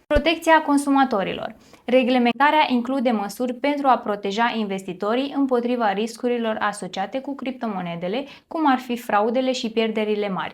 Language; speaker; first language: Romanian; native; Romanian